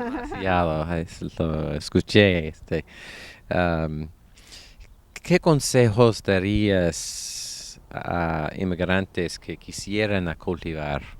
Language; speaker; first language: Spanish; non-native, fluent; English